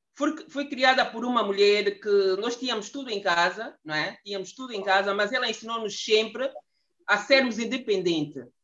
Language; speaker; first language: Portuguese; native; Portuguese